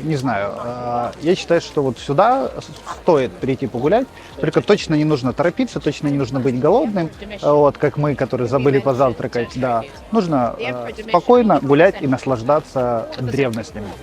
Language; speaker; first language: Russian; native; Russian